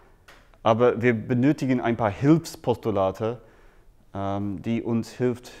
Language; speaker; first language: German; non-native, fluent; English